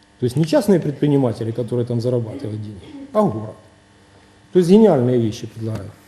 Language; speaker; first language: Russian; native; Russian